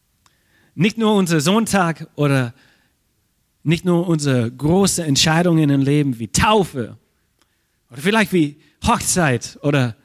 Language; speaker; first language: German; non-native, fluent; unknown